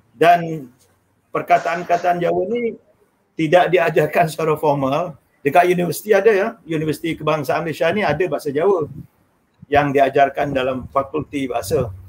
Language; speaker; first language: Malay; non-native, local second language; Javanese